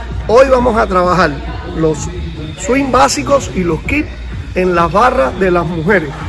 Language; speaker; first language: Spanish; native; Spanish